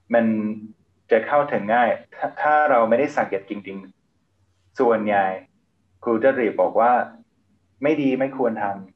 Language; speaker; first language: Thai; non-native, fluent; English